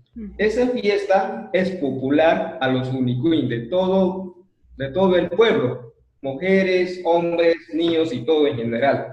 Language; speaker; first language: Spanish; non-native, local second language; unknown